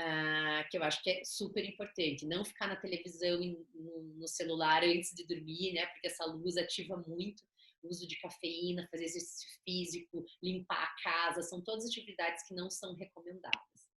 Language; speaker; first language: Portuguese; native; Portuguese